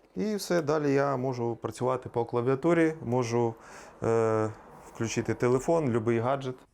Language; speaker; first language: Ukrainian; native; Ukrainian